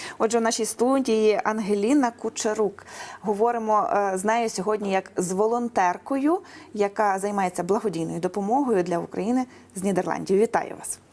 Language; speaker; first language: Ukrainian; native; Ukrainian